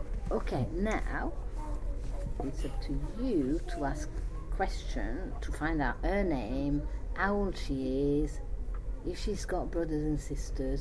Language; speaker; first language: English; native; English